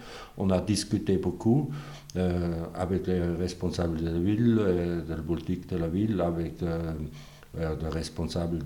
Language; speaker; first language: French; non-native, fluent; German